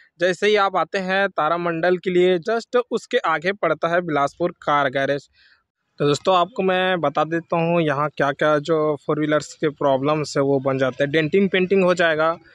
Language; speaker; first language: Hindi; native; Hindi